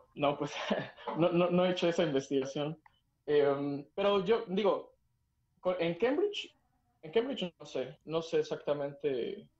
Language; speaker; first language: Spanish; native; Spanish